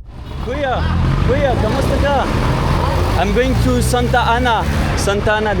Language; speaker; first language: English; non-native, learner; French